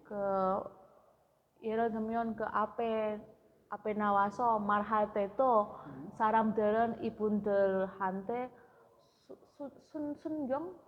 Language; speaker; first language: Korean; non-native, learner; Indonesian